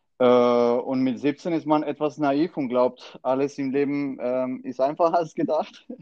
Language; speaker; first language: German; non-native, fluent; Spanish